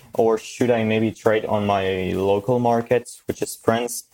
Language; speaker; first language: English; non-native, fluent; French